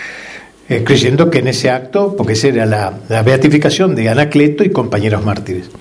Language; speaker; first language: Spanish; native; Spanish